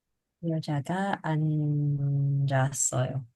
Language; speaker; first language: Korean; non-native, learner; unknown